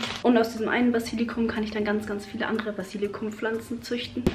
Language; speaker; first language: German; native; German